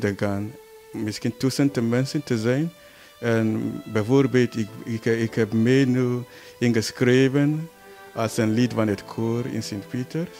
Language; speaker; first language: Dutch; non-native, learner; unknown